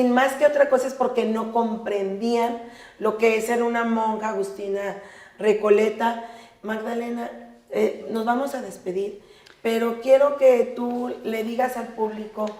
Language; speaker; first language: Spanish; native; Spanish